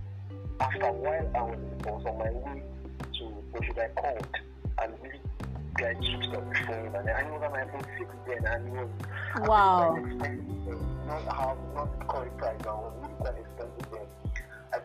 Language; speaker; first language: English; non-native, local second language; Yoruba